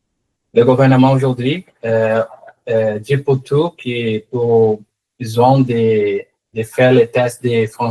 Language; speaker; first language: French; non-native, learner; Portuguese